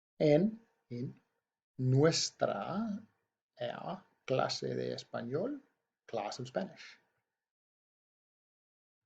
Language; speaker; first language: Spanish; non-native, fluent; English